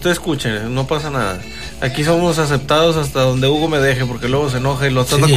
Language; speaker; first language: Spanish; native; Spanish